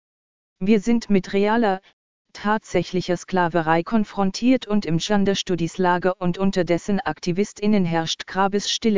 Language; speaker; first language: German; native; German